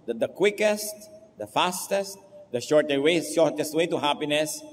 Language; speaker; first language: English; non-native, local second language; Filipino